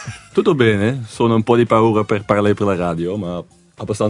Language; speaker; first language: Italian; non-native, learner; Dutch